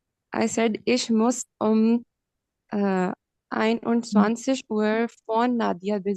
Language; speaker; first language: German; non-native, learner; Urdu